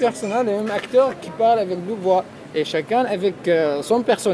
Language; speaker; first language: French; non-native, learner; Kurdish